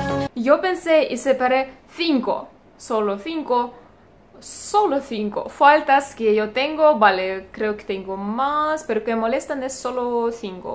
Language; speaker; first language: Spanish; non-native, learner; Russian